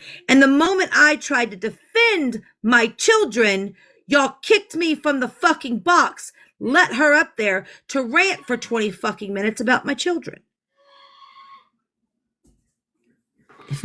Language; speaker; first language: English; native; English